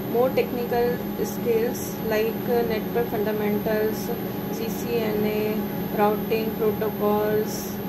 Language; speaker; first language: English; non-native, local second language; Hindi